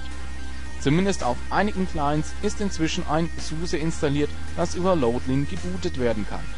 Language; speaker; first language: German; native; German